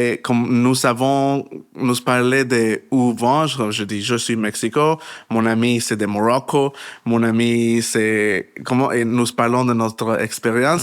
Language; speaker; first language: French; non-native, learner; Spanish